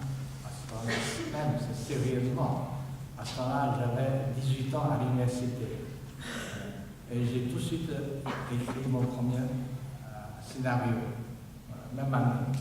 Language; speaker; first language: French; non-native, fluent; Chinese